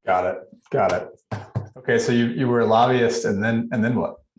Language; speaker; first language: English; native; English